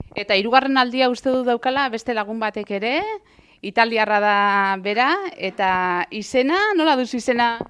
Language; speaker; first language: Basque; native; Basque